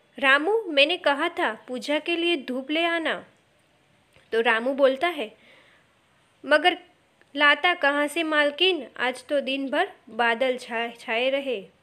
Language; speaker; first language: Hindi; non-native, local second language; Gujarati